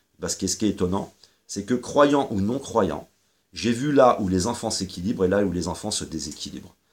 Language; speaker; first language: French; native; French